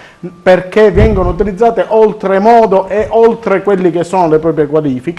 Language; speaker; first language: Italian; native; Italian